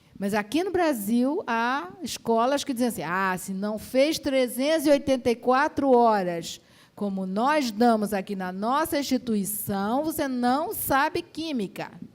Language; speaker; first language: Portuguese; native; Portuguese